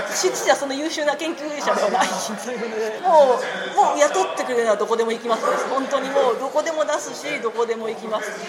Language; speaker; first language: Japanese; native; Japanese